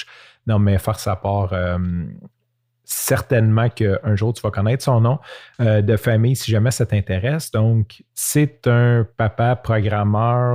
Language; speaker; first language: French; native; French